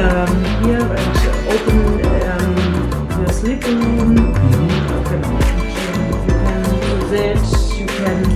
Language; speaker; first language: English; non-native, learner; German